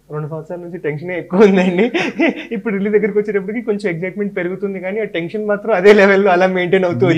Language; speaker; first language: Telugu; native; Telugu